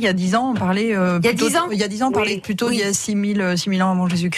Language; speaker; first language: French; native; French